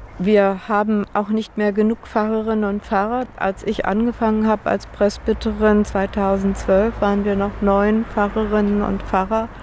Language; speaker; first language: German; native; German